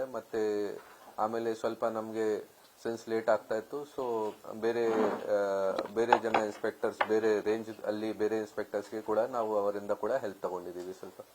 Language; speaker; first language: Kannada; non-native, local second language; Hindi